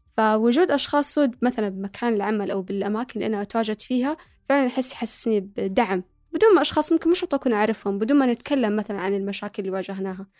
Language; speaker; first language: Arabic; early bilingual, other home language; Somali